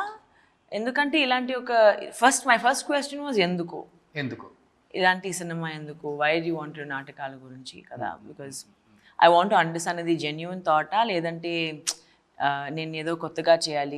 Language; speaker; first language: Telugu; non-native, local second language; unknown